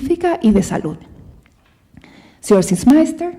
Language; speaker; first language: Spanish; native; Spanish